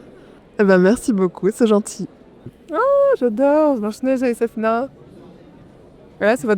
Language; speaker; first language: French; native; French